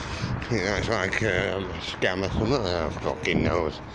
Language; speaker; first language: English; native; English